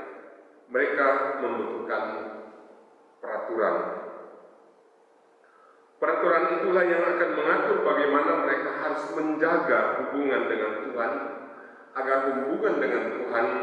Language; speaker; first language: Indonesian; native; Indonesian